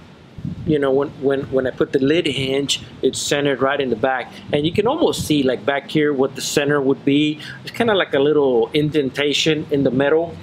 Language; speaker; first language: English; native; English